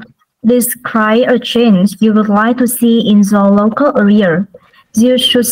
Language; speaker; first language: English; non-native, learner; Vietnamese